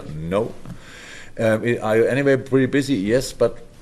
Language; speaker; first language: English; non-native, fluent; German